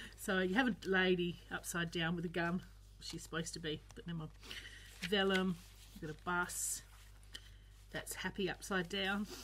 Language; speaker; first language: English; native; English